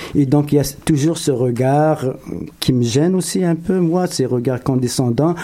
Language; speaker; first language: French; non-native, local second language; Arabic